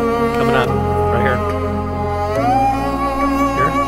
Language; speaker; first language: English; native; English